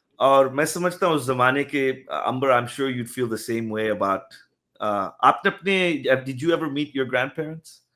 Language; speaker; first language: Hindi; early bilingual, heritage; Urdu